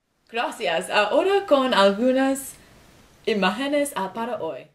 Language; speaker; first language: Spanish; non-native, learner; English